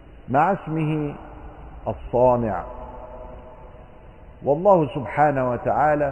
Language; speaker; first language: Arabic; native; Arabic